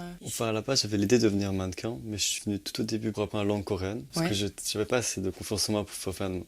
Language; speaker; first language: French; native; French